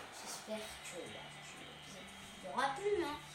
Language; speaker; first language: French; native; French